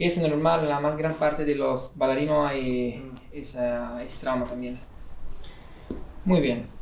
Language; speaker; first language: Spanish; non-native, fluent; Italian